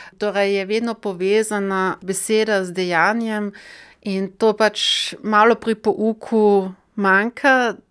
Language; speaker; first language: Slovenian; non-native, fluent; German